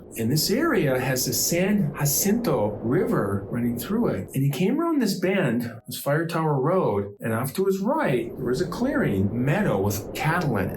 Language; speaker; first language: English; native; English